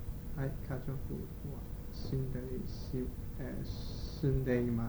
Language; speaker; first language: Japanese; non-native, learner; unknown